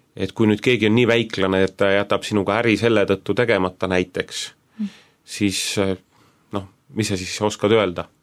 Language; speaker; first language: Estonian; native; Estonian